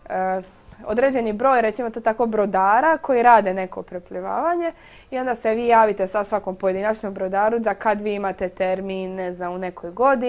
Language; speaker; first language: Croatian; native; Croatian